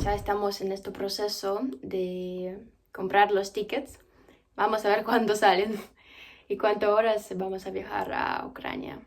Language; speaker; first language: Spanish; non-native, fluent; Ukrainian